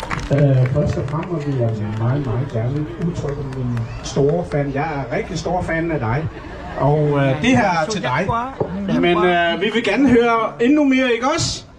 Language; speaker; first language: Danish; early bilingual, other home language; Vietnamese